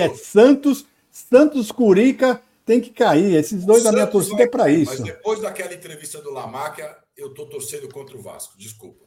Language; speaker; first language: Portuguese; native; Portuguese